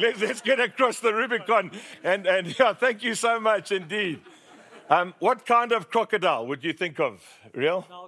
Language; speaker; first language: English; native; English